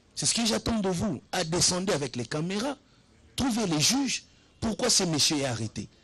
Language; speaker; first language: French; non-native, local second language; Lingala